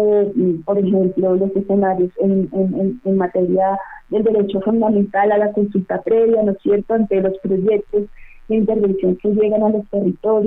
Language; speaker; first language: Spanish; native; Spanish